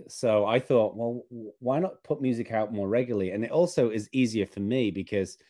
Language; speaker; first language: English; native; English